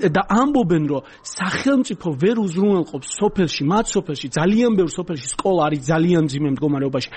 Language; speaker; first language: Georgian; non-native, local second language; Azerbaijani